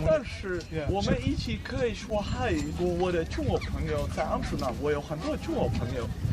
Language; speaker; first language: Chinese; non-native, learner; Dutch